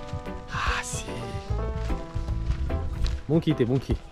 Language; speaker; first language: Spanish; non-native, learner; Korean